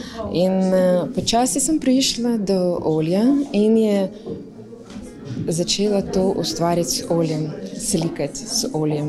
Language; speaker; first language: Slovenian; non-native, learner; Ukrainian